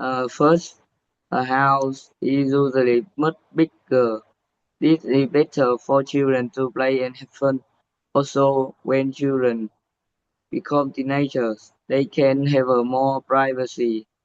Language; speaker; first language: English; non-native, learner; Vietnamese